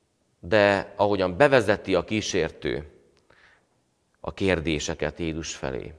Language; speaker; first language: Hungarian; native; Hungarian